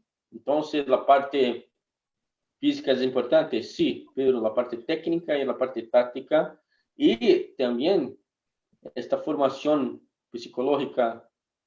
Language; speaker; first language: Spanish; non-native, fluent; Portuguese